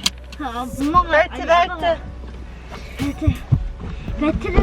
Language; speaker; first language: Korean; early bilingual, heritage; English